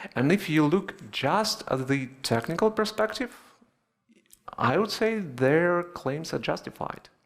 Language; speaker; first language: English; non-native, fluent; Russian